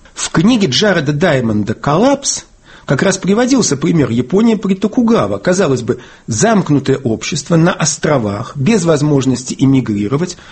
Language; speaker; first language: Russian; native; Russian